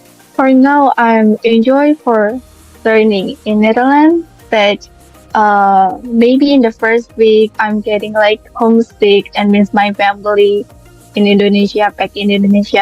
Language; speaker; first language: English; non-native, learner; Indonesian